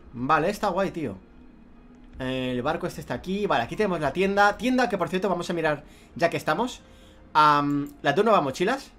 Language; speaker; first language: Spanish; native; Spanish